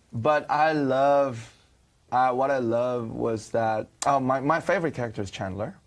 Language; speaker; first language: English; non-native, fluent; Korean